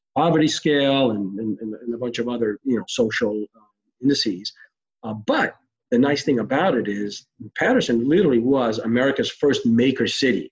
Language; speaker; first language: English; early bilingual, other home language; Hebrew